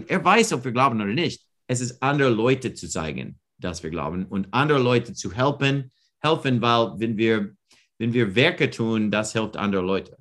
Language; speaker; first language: German; non-native, fluent; English